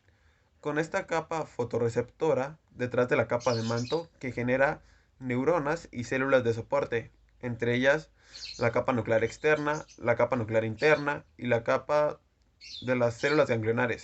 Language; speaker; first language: Spanish; native; Spanish